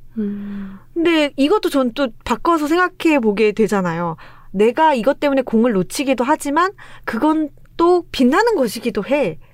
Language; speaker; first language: Korean; native; Korean